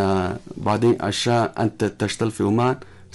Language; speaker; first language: Arabic; non-native, learner; Chinese